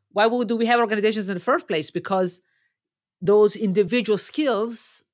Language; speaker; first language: English; non-native, fluent; Italian